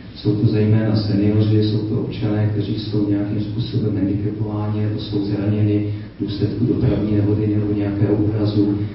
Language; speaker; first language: Czech; native; Czech